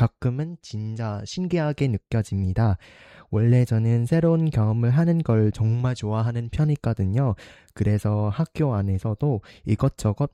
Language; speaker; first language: Korean; non-native, fluent; Vietnamese